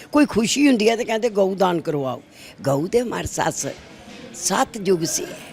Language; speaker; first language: Hindi; non-native, local second language; Punjabi